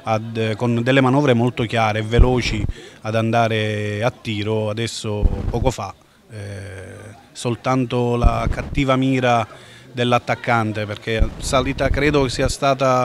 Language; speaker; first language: Italian; native; Italian